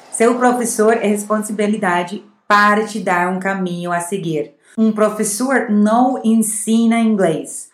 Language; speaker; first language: Portuguese; non-native, fluent; English